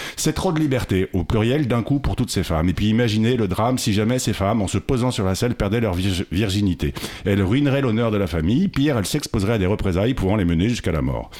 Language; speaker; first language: French; native; French